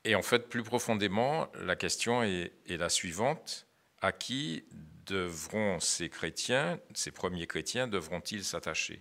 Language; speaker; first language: French; native; French